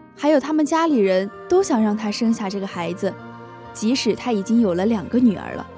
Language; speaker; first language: Chinese; native; Chinese